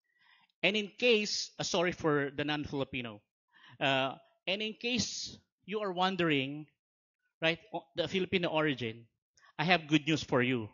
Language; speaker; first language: English; non-native, local second language; Filipino